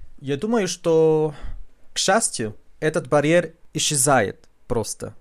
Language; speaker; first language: Russian; non-native, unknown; Spanish